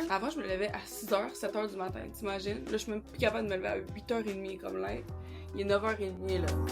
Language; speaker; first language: French; native; French